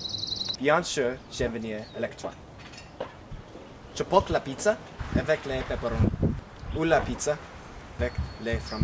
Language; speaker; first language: French; non-native, learner; English